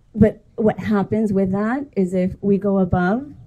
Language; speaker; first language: English; native; English